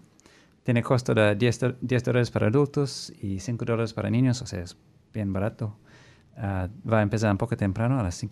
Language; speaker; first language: Spanish; non-native, fluent; English